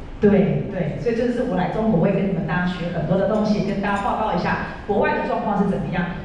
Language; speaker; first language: Chinese; native; Chinese